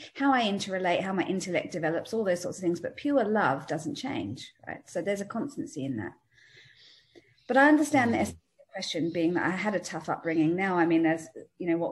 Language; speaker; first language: English; native; English